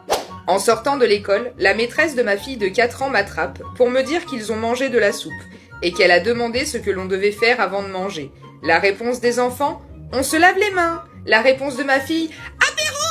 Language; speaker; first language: French; native; French